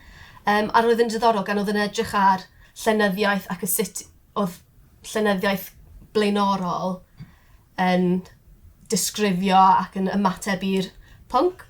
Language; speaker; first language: Welsh; non-native, local second language; English